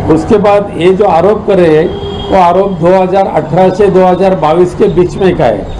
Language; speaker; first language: Hindi; non-native, local second language; Marathi